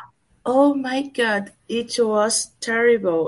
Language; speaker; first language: English; non-native, learner; Portuguese